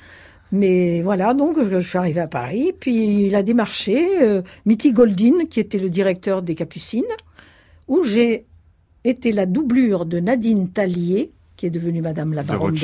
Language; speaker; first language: French; native; French